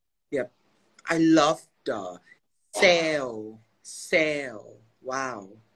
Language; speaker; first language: English; non-native, learner; Thai